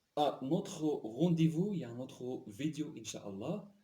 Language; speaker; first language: French; non-native, local second language; Arabic